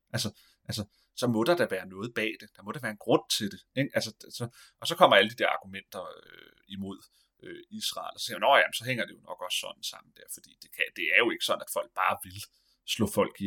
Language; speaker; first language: Danish; native; Danish